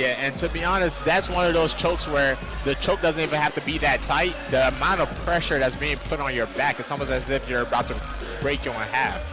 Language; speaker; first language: English; native; English